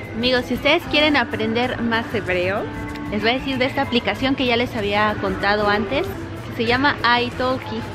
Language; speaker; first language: Spanish; native; Spanish